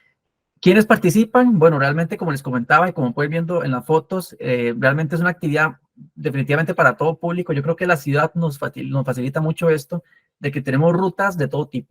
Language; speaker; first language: Spanish; native; Spanish